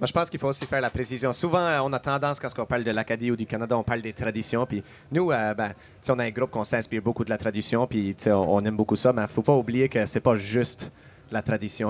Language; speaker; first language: French; native; French